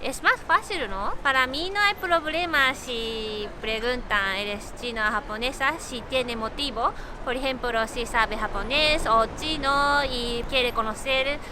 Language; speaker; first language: Spanish; non-native, fluent; Japanese